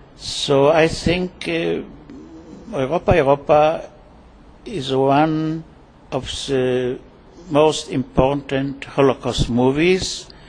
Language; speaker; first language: English; non-native, learner; German